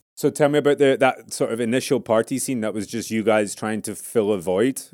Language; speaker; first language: English; native; English